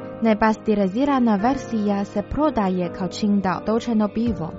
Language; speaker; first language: Croatian; non-native, fluent; Chinese